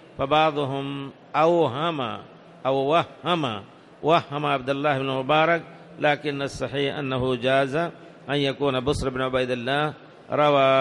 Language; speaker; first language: Arabic; non-native, fluent; Urdu